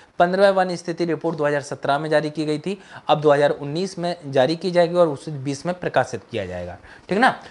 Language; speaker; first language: Hindi; native; Hindi